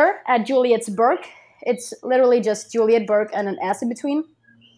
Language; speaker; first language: English; non-native, fluent; Spanish